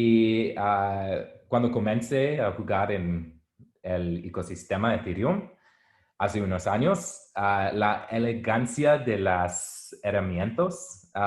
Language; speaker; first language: Spanish; non-native, learner; English